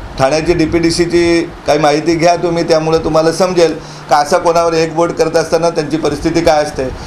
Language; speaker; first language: Marathi; native; Marathi